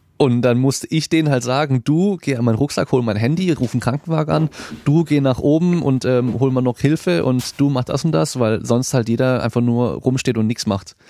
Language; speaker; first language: German; native; German